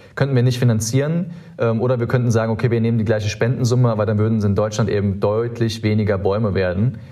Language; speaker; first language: German; native; German